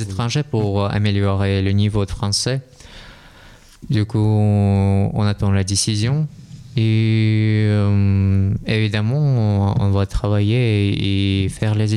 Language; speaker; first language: French; non-native, fluent; Russian